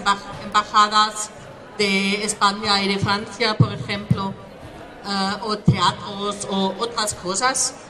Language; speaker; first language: Spanish; non-native, learner; German